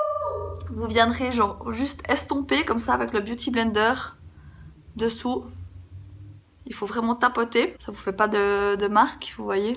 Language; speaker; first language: French; native; French